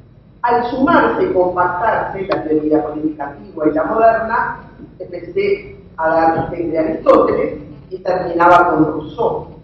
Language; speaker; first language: Spanish; native; Spanish